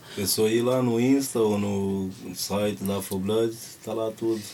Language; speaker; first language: Portuguese; non-native, local second language; Kabuverdianu